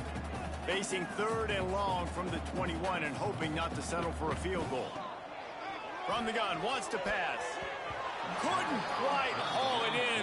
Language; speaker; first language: English; native; English